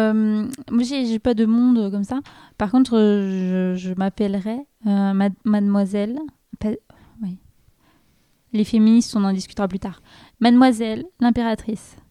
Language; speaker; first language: French; native; French